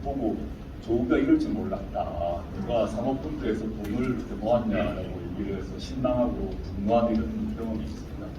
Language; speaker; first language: Korean; native; Korean